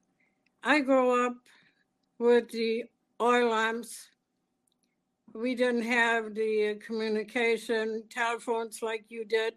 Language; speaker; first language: English; non-native, fluent; German